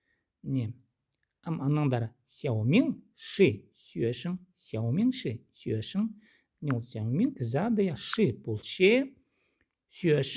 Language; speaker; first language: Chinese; non-native, learner; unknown